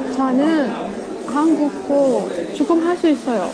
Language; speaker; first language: Korean; non-native, learner; Arabic